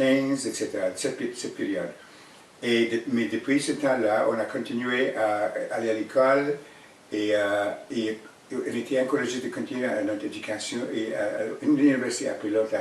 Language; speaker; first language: French; non-native, fluent; Cree